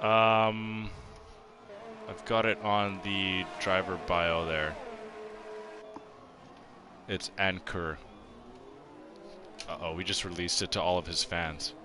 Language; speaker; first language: English; native; English